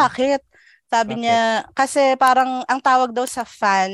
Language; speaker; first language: English; non-native, local second language; Filipino